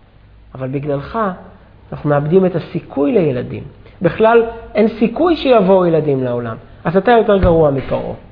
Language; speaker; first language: Hebrew; native; Hebrew